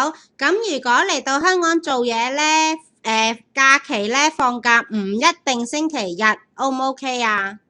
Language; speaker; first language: Chinese; native; Chinese